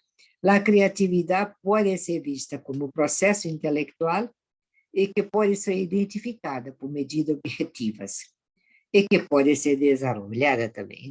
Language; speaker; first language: Spanish; non-native, fluent; Portuguese